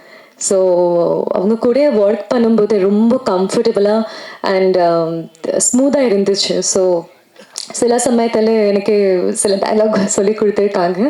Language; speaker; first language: Tamil; non-native, fluent; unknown